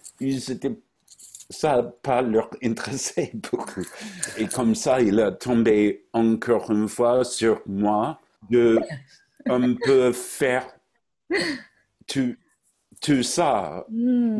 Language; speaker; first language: French; non-native, fluent; English